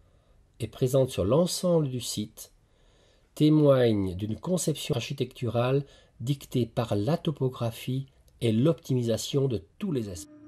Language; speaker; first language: French; native; French